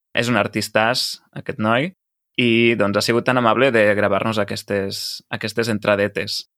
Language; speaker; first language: Catalan; native; Catalan